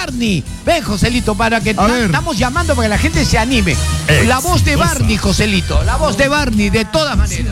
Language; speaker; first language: Spanish; native; Spanish